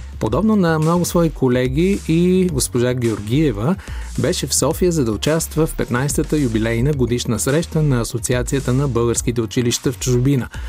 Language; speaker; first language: Bulgarian; native; Bulgarian